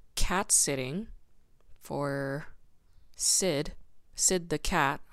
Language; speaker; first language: English; non-native, fluent; Korean